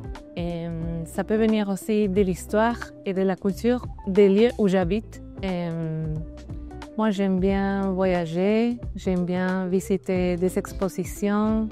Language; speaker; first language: French; non-native, fluent; Spanish